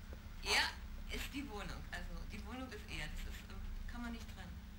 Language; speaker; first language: German; native; German